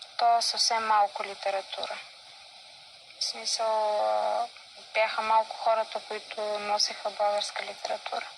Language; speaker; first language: Bulgarian; early bilingual, heritage; Macedonian